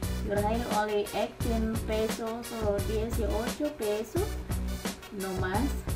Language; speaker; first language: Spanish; non-native, learner; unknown